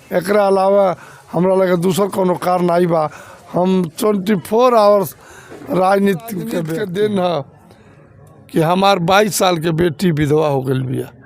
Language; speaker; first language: Bhojpuri; native; Bhojpuri